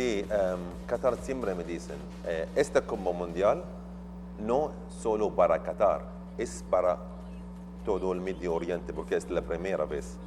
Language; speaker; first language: Spanish; non-native, learner; Arabic